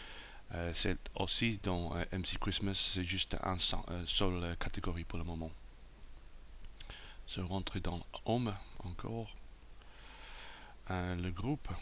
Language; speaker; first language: French; non-native, learner; English